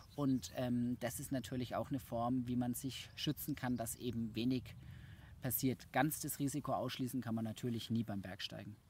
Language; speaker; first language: German; native; German